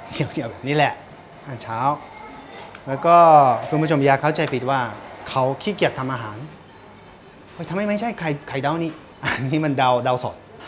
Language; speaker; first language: Thai; non-native, fluent; Japanese